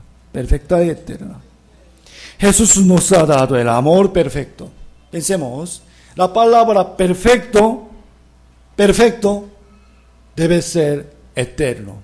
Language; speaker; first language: Spanish; non-native, fluent; Korean